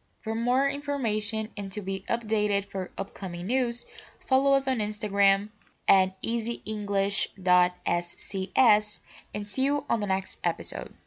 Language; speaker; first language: English; non-native, fluent; Portuguese